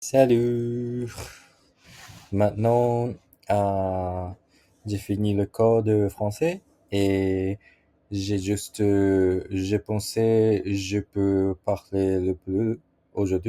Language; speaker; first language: French; non-native, learner; Japanese